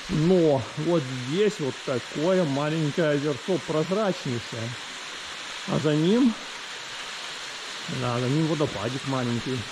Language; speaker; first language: Russian; native; Russian